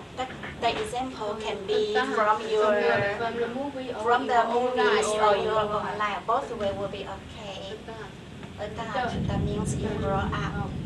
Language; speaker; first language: English; non-native, learner; Chinese